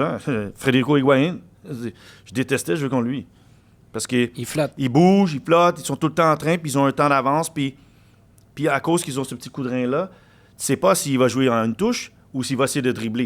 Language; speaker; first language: French; native; French